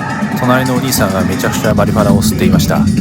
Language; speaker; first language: Japanese; native; Japanese